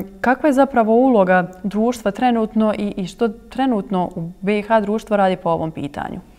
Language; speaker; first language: Croatian; native; Croatian